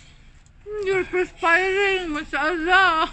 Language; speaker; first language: English; non-native, learner; Filipino